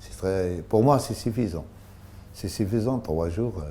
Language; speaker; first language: French; non-native, learner; Spanish